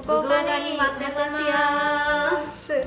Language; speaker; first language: Japanese; non-native, learner; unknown